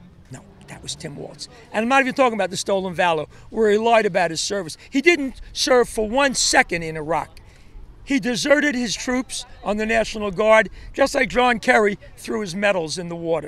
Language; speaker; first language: English; native; English